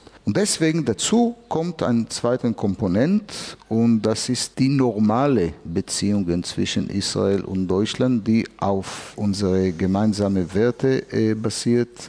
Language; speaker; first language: German; non-native, fluent; Hebrew